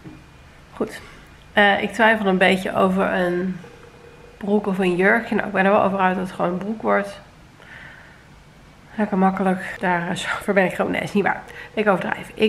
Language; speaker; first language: Dutch; native; Dutch